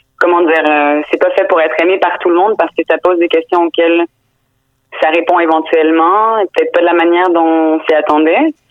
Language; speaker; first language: French; native; French